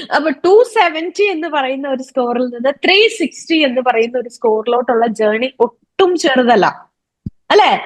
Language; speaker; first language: Malayalam; native; Malayalam